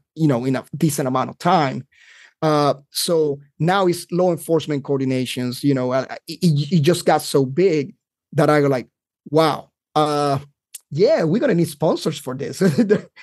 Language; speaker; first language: English; non-native, fluent; Spanish